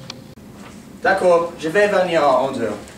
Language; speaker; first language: French; non-native, learner; English